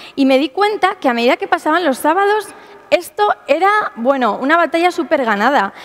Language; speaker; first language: Spanish; native; Spanish